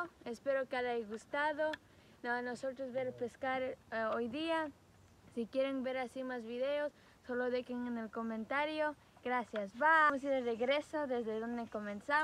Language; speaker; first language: Spanish; early bilingual, heritage; Spanish